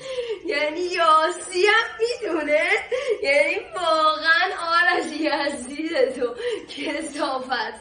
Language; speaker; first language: Persian; native; Persian